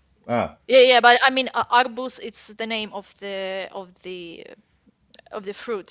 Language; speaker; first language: English; non-native, fluent; Ukrainian